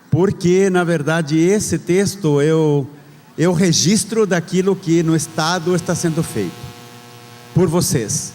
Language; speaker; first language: Portuguese; non-native, fluent; Spanish